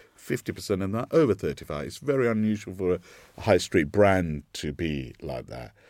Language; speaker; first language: English; non-native, local second language; Sinhala